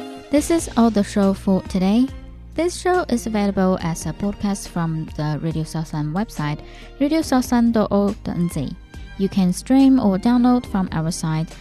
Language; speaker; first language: English; non-native, fluent; Chinese